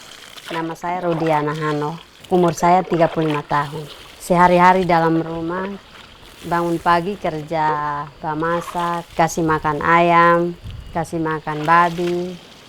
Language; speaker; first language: Indonesian; non-native, local second language; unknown